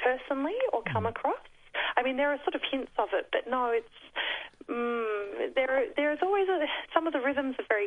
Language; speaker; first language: English; native; English